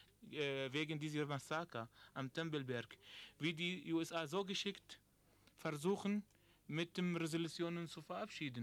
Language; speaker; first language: German; non-native, learner; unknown